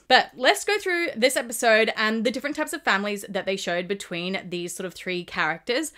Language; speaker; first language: English; native; English